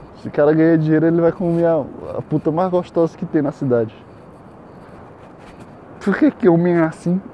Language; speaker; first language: Portuguese; native; Portuguese